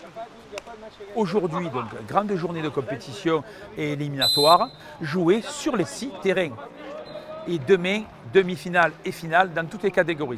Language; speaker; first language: French; native; French